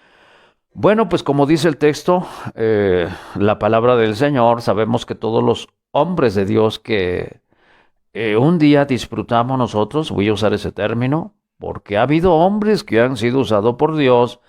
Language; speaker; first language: Spanish; native; Spanish